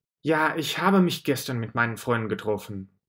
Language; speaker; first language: German; non-native, fluent; Russian